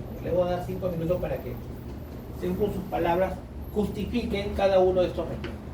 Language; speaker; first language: Spanish; native; Spanish